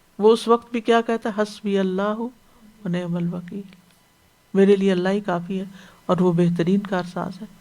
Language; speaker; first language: Urdu; native; Urdu